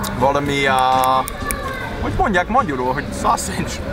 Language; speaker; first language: Hungarian; non-native, learner; English